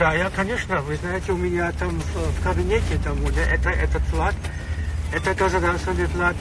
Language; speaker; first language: Russian; non-native, fluent; German